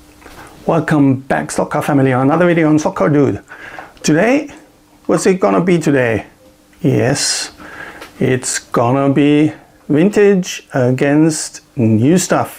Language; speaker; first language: English; non-native, fluent; German